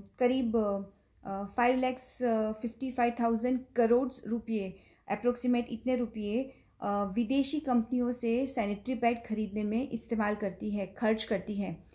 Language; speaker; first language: Hindi; non-native, local second language; Gujarati